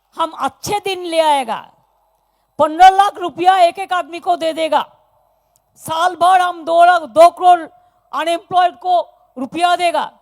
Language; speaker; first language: Hindi; non-native, local second language; Bangla